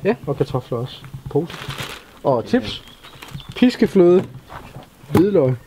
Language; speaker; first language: Danish; native; Danish